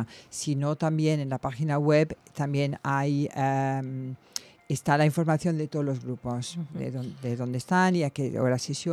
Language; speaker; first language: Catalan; non-native, local second language; Spanish